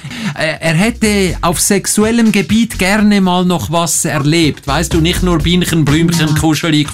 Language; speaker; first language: German; native; German